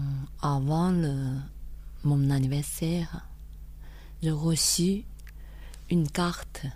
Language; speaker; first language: French; non-native, learner; Chinese